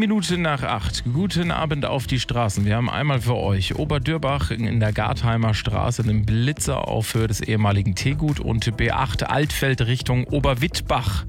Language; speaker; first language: German; native; German